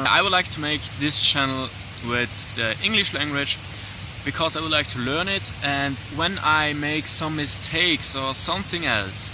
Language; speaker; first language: English; non-native, learner; German